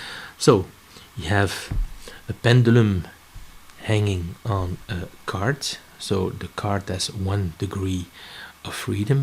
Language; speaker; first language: English; non-native, fluent; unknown